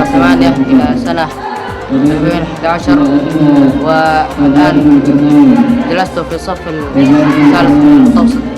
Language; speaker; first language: Arabic; non-native, learner; Indonesian